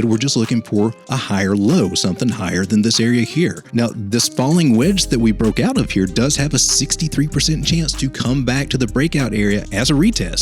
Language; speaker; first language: English; native; English